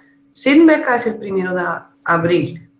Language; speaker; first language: Spanish; non-native, fluent; Dutch